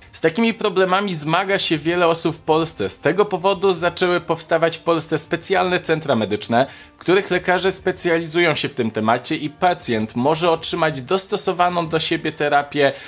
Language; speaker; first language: Polish; native; Polish